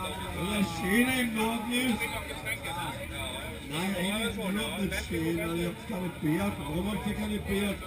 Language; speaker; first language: German; native; German